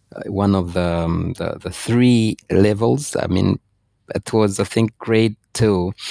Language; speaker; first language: English; non-native, fluent; Rundi